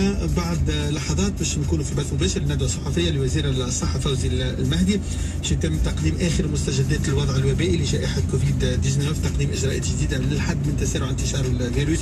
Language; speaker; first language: Arabic; native; Arabic